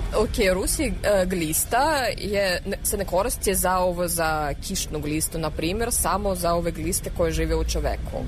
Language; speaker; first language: Serbian; non-native, fluent; Russian